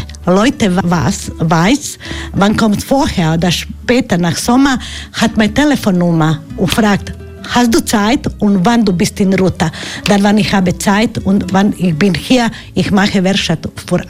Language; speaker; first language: German; non-native, learner; Croatian